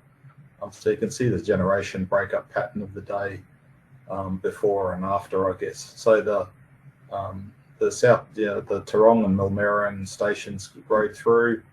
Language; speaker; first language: English; native; English